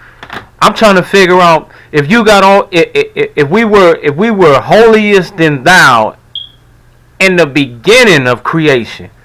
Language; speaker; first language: English; native; English